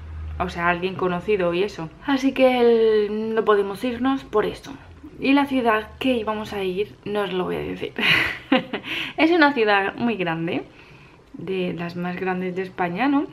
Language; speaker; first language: Spanish; native; Spanish